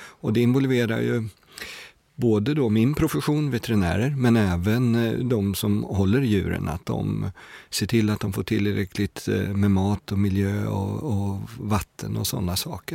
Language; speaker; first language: Swedish; native; Swedish